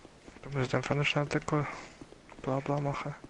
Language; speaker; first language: German; native; German